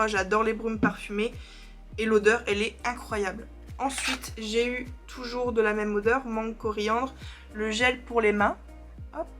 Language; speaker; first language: French; native; French